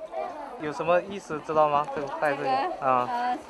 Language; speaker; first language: Chinese; non-native, learner; Korean